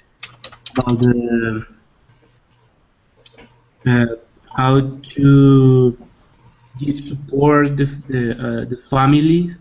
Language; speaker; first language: English; non-native, learner; Spanish